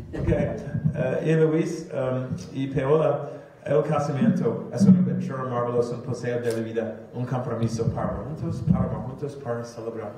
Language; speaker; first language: Spanish; non-native, learner; English